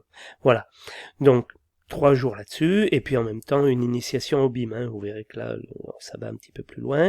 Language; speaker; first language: French; native; French